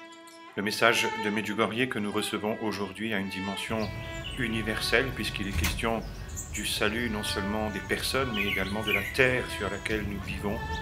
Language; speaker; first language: French; native; French